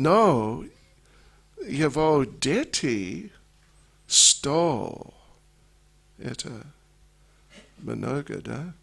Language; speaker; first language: Russian; non-native, learner; English